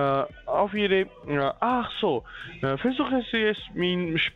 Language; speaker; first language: German; non-native, learner; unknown